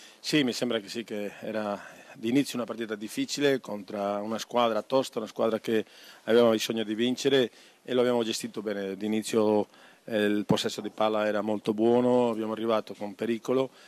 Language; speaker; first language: Italian; non-native, fluent; Spanish